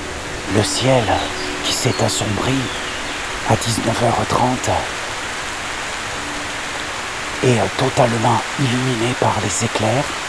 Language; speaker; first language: French; native; French